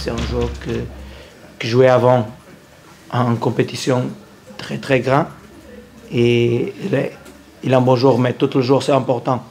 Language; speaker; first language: French; non-native, learner; Portuguese